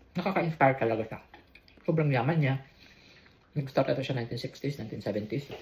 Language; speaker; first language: Filipino; non-native, local second language; Cebuano